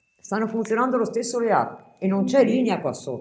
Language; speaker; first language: Italian; native; Italian